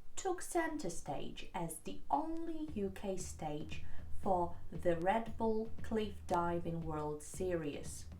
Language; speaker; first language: English; non-native, fluent; Polish